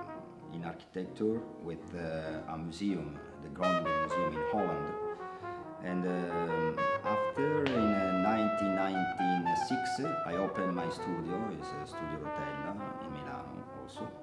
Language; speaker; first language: English; non-native, learner; Italian